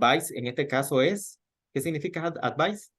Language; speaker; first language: Spanish; native; Spanish